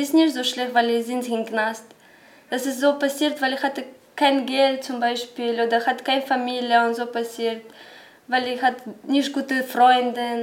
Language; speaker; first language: German; non-native, learner; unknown